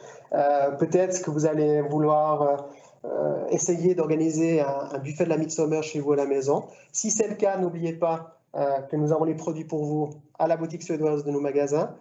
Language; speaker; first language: French; native; French